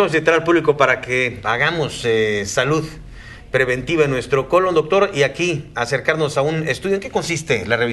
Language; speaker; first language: Spanish; native; Spanish